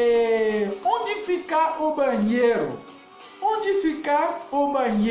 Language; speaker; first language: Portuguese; non-native, learner; Haitian Creole